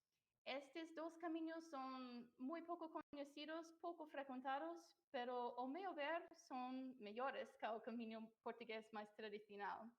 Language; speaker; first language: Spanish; non-native, fluent; English